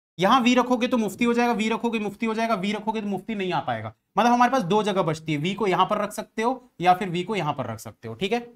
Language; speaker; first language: Hindi; native; Hindi